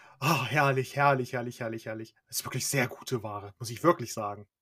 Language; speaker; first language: German; native; German